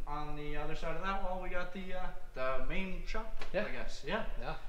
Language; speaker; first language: English; native; English